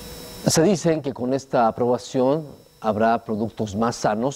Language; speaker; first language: Spanish; native; Spanish